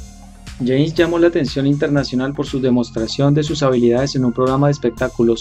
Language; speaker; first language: Spanish; native; Spanish